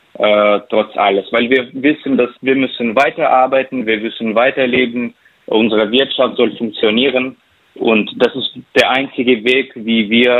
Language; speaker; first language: German; non-native, fluent; Ukrainian